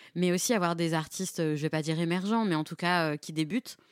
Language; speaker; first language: French; native; French